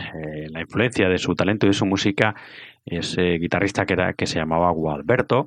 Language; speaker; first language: Spanish; native; Spanish